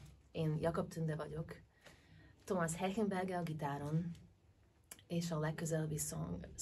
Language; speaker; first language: Hungarian; early bilingual, heritage; Hungarian